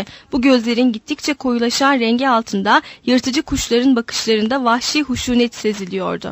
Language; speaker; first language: Turkish; native; Turkish